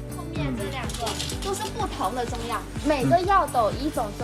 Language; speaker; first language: Chinese; native; Chinese